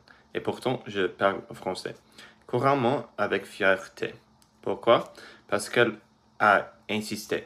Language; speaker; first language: French; early bilingual, other home language; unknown